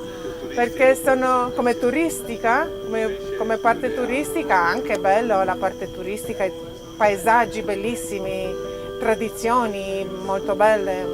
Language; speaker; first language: Italian; non-native, fluent; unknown